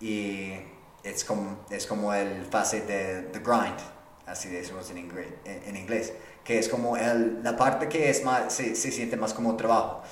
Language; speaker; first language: Spanish; non-native, fluent; English